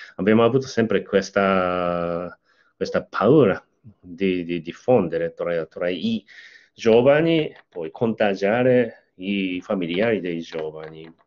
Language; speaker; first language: Italian; non-native, fluent; Japanese